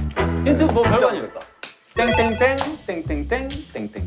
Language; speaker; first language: Korean; native; Korean